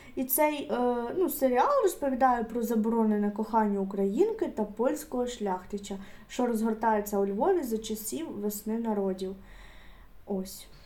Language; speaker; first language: Ukrainian; native; Ukrainian